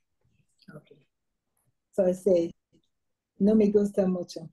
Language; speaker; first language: Spanish; non-native, learner; English